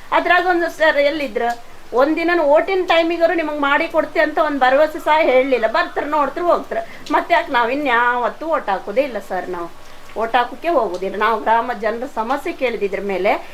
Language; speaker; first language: Kannada; native; Kannada